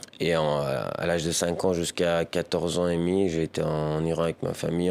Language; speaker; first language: French; early bilingual, other home language; Persian